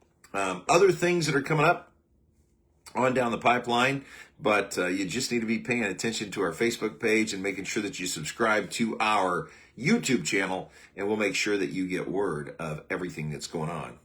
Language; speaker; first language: English; native; English